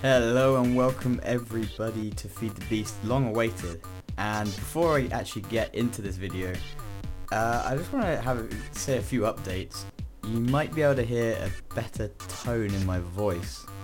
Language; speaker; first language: English; native; English